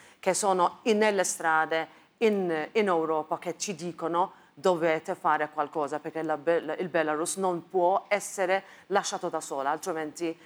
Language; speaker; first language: Italian; non-native, fluent; Maltese